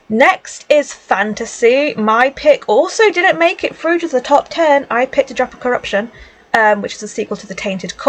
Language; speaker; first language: English; native; English